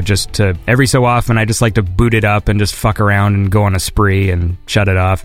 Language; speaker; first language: English; native; English